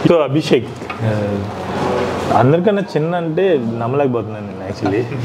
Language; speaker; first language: Telugu; native; Telugu